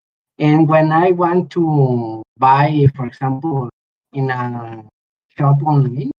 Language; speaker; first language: English; non-native, learner; Spanish